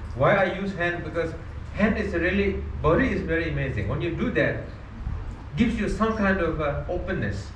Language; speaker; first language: English; non-native, learner; Nepali